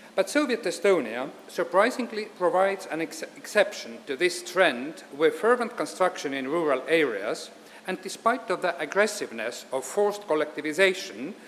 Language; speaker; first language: English; non-native, fluent; Estonian